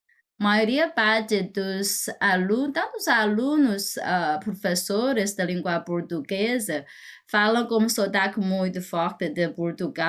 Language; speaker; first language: Portuguese; non-native, fluent; Chinese